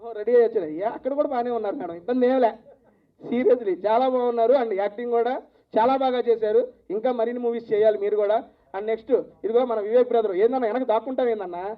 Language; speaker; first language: Telugu; native; Telugu